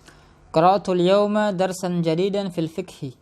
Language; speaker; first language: Arabic; non-native, fluent; Indonesian